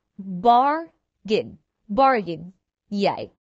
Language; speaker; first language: English; non-native, fluent; Haitian Creole